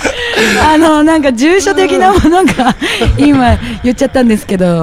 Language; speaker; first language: Japanese; native; Japanese